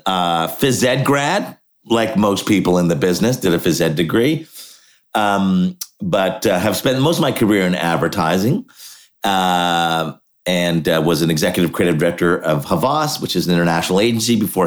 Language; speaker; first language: English; native; English